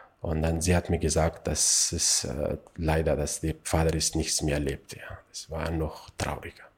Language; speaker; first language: German; non-native, learner; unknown